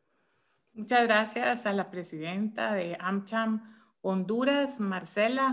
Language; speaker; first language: Spanish; native; Spanish